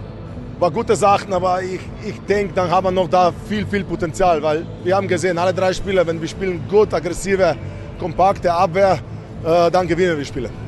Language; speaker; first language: German; non-native, fluent; Slovenian